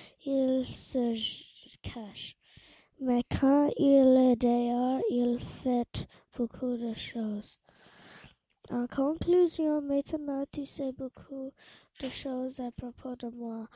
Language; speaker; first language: French; non-native, learner; English